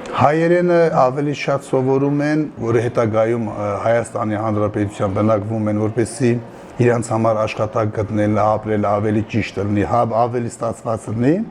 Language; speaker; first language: Armenian; non-native, local second language; Kurdish